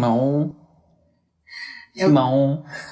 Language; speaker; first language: Japanese; non-native, learner; Korean